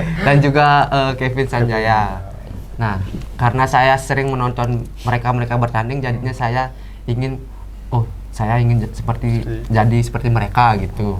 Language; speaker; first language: Indonesian; non-native, local second language; Balinese